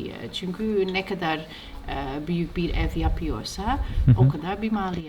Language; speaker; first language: Turkish; non-native, fluent; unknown